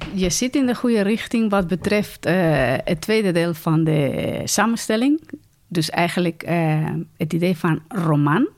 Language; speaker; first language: Dutch; non-native, fluent; Spanish